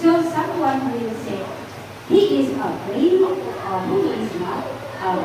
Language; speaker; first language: English; non-native, learner; Indonesian